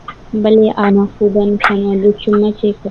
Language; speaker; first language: Persian; non-native, learner; Urdu